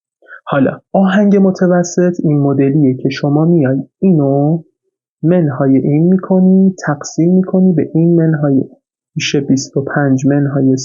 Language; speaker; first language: Persian; native; Persian